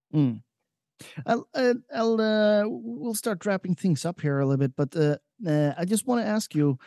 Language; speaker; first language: English; non-native, fluent; Norwegian